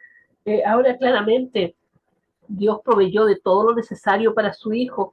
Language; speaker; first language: Spanish; native; Spanish